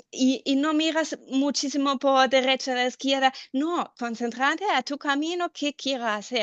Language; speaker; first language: Spanish; non-native, fluent; German